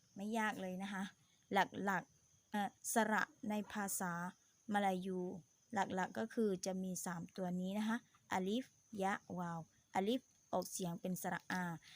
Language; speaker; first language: Thai; non-native, local second language; Pattani Malay